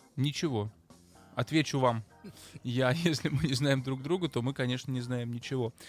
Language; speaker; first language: Russian; native; Russian